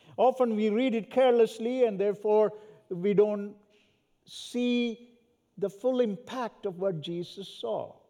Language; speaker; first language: English; non-native, local second language; Malayalam